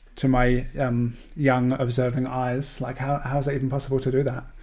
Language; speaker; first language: English; native; English